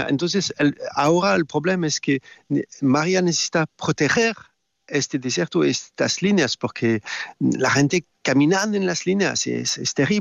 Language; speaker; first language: Spanish; non-native, fluent; French